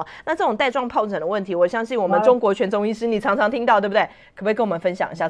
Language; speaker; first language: Chinese; native; Chinese